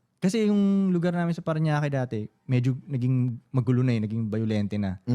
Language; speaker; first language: Filipino; non-native, local second language; Cebuano